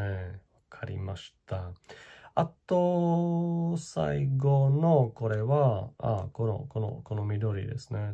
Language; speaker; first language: Japanese; non-native, learner; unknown